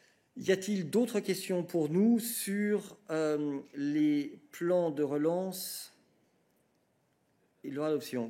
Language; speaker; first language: French; native; French